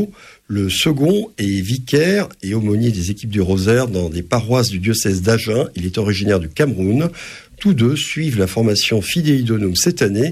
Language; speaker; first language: French; native; French